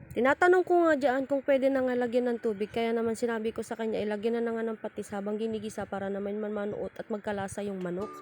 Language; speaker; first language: Filipino; non-native, local second language; Bikol